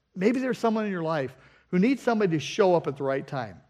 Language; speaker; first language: English; native; English